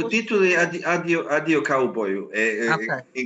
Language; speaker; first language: Portuguese; non-native, fluent; Croatian